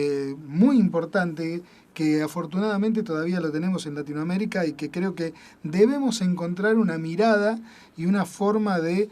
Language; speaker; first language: Spanish; native; Spanish